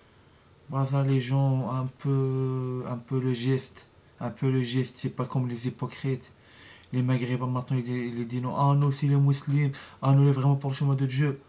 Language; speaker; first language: French; non-native, learner; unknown